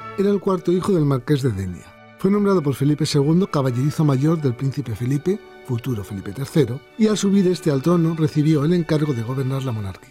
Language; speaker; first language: Spanish; native; Spanish